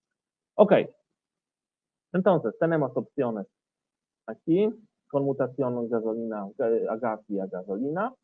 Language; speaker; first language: Spanish; non-native, learner; Polish